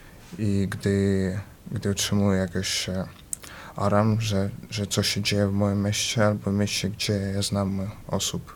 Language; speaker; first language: Polish; early bilingual, other home language; Ukrainian